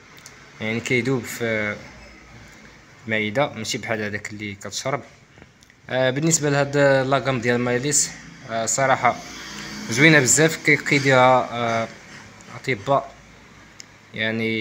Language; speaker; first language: Arabic; native; Arabic